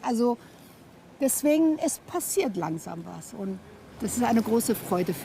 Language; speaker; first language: German; non-native, fluent; Persian